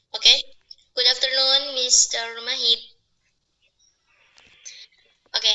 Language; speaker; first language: English; non-native, learner; Indonesian